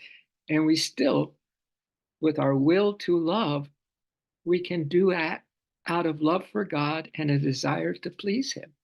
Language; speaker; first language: English; native; English